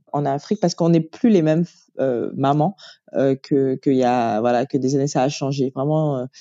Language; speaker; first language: French; native; French